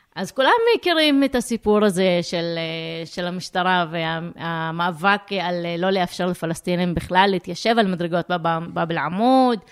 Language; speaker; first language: Hebrew; non-native, local second language; Arabic